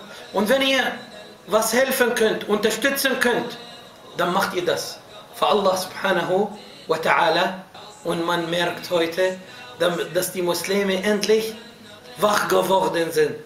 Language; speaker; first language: German; non-native, fluent; Arabic